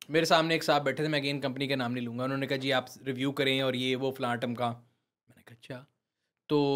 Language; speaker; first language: Urdu; native; Urdu